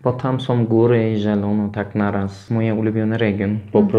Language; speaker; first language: Polish; non-native, fluent; Turkish